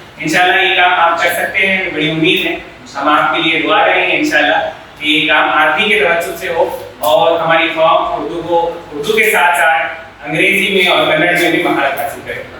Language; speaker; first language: Urdu; native; Urdu